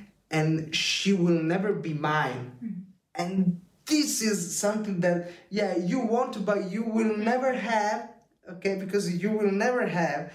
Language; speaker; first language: English; non-native, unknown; Italian